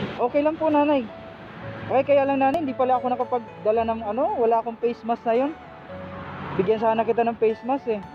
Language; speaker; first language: Filipino; non-native, local second language; Waray